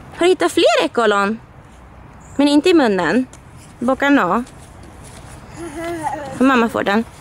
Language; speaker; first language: Swedish; native; Swedish